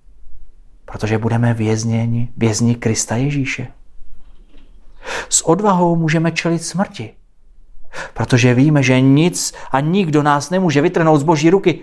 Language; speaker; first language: Czech; native; Czech